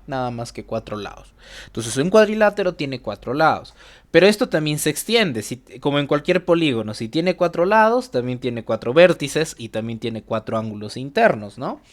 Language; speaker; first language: Spanish; native; Spanish